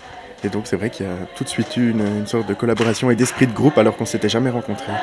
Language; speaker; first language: French; native; French